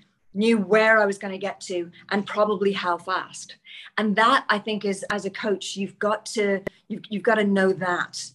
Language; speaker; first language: English; native; English